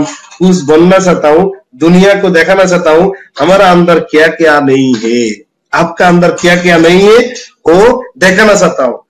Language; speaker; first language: Hindi; non-native, fluent; Bangla